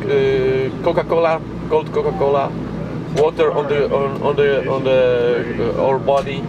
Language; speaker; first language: English; non-native, learner; Polish